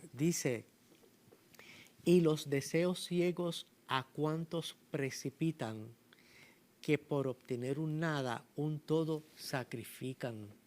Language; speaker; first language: Spanish; native; Spanish